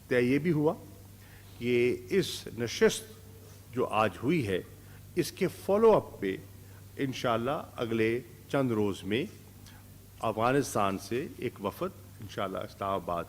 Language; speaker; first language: Urdu; non-native, local second language; Saraiki